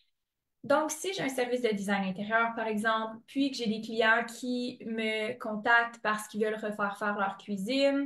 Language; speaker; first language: French; native; French